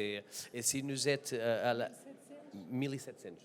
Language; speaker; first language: French; non-native, learner; Portuguese